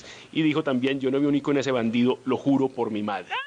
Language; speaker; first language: Spanish; native; Spanish